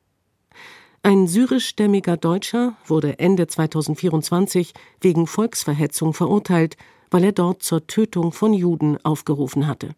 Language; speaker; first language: German; native; German